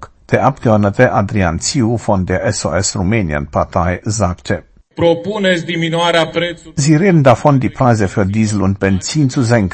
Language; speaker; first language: German; native; German